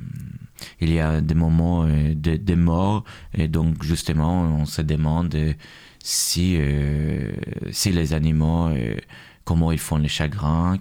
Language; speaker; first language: French; non-native, fluent; Hebrew